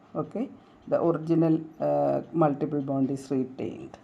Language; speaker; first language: English; non-native, local second language; Malayalam